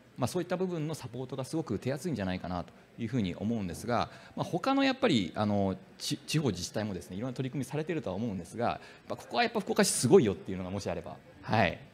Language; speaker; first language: Japanese; native; Japanese